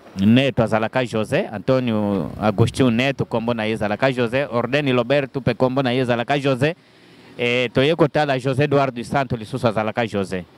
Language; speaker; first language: Lingala; non-native, local second language; Kongo